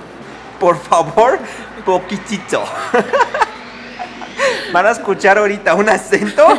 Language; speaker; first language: Spanish; non-native, fluent; Arabic